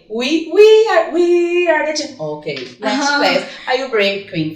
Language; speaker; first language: English; non-native, fluent; Portuguese